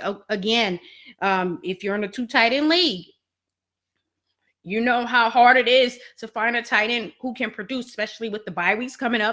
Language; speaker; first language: English; native; English